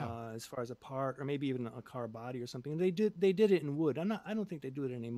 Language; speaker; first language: English; native; English